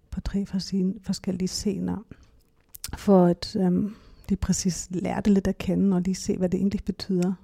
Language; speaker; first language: Danish; non-native, fluent; German